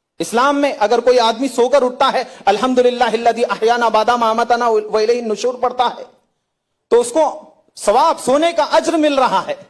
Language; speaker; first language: Hindi; native; Hindi